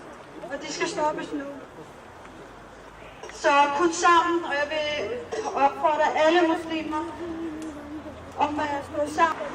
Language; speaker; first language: Danish; early bilingual, other home language; Urdu